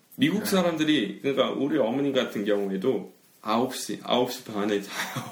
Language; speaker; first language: Korean; early bilingual, heritage; Korean